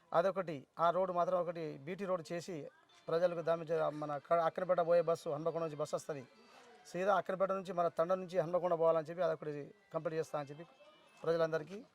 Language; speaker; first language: Telugu; non-native, local second language; Lambadi